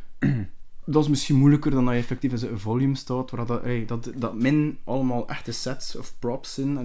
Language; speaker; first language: Dutch; native; Dutch